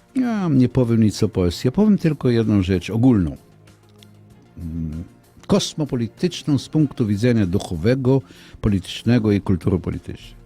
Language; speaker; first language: Polish; non-native, fluent; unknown